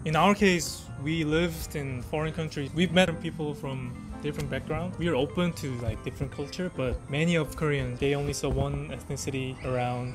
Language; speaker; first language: English; early bilingual, other home language; Korean